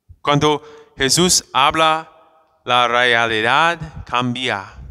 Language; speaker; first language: Spanish; non-native, fluent; English